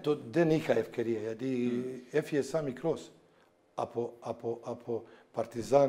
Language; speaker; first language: Greek; non-native, fluent; Serbian